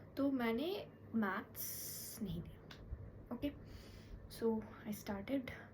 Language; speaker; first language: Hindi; non-native, local second language; Bangla